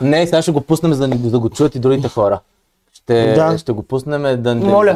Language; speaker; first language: Bulgarian; native; Bulgarian